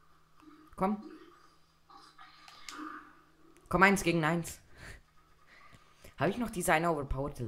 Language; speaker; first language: German; native; German